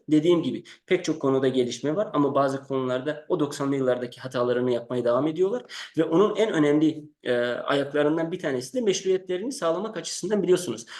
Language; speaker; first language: Turkish; non-native, fluent; Persian